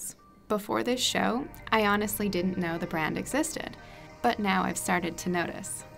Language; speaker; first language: English; native; English